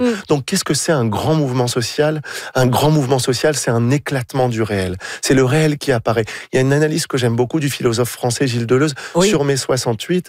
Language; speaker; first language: French; native; French